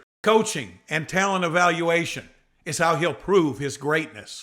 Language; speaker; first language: English; native; English